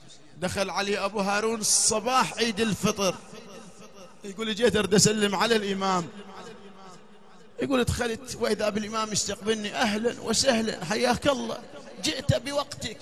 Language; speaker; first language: Arabic; native; Arabic